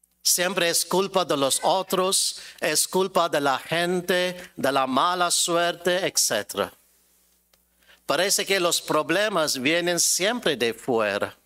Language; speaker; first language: Spanish; non-native, fluent; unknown